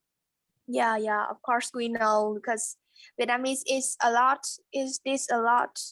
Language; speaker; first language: English; non-native, learner; Vietnamese